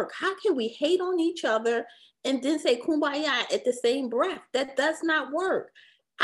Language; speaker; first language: English; native; English